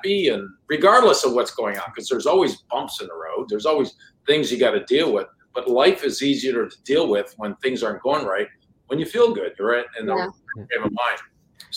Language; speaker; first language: English; non-native, fluent; French